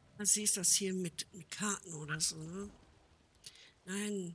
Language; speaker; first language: German; native; German